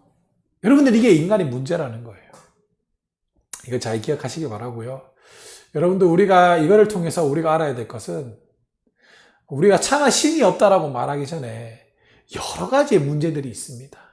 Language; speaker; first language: Korean; native; Korean